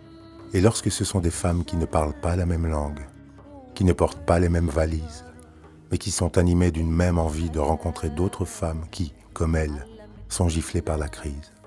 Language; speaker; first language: French; native; French